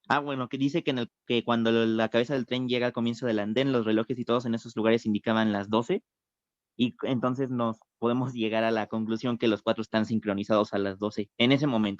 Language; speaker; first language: Spanish; native; Spanish